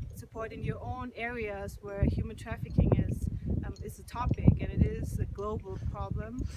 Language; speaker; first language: English; non-native, fluent; German